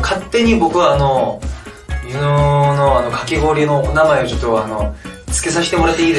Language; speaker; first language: Japanese; non-native, fluent; Korean